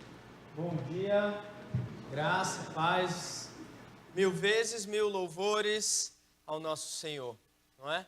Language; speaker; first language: Portuguese; native; Portuguese